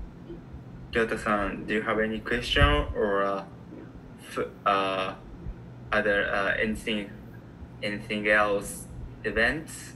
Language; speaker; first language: English; non-native, learner; Japanese